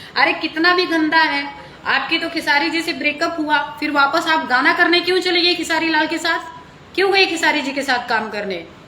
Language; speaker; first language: Hindi; native; Hindi